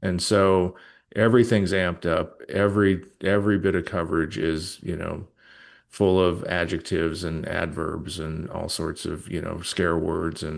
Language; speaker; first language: English; native; English